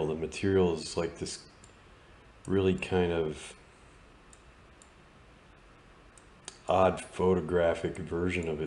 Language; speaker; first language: English; native; English